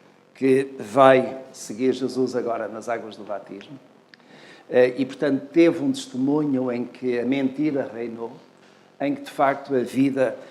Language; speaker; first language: Portuguese; native; Portuguese